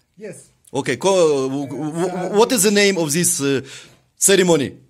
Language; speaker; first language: English; non-native, learner; Russian